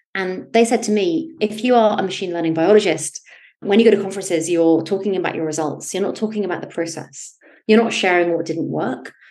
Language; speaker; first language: English; native; English